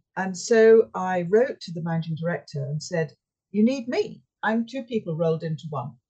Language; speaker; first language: English; native; English